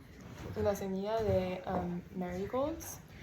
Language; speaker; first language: Spanish; non-native, learner; English